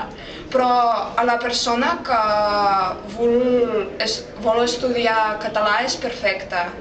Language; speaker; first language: Catalan; non-native, fluent; Russian